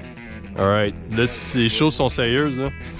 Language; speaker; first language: French; native; French